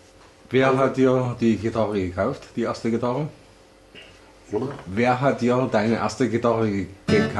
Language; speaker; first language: German; native; German